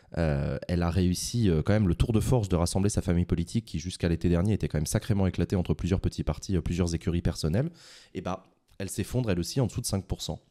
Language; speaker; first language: French; native; French